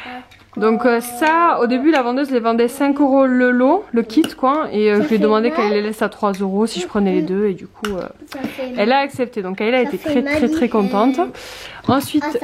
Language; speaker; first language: French; native; French